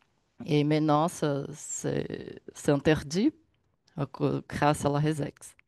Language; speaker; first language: French; non-native, learner; Portuguese